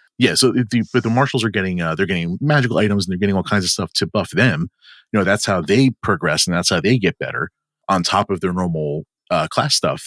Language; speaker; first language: English; native; English